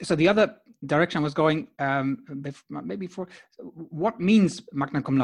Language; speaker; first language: English; non-native, fluent; Dutch